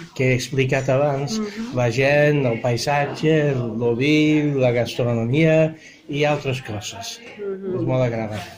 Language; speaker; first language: Catalan; non-native, fluent; English